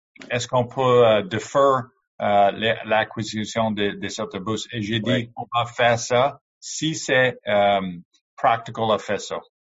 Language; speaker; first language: French; non-native, learner; English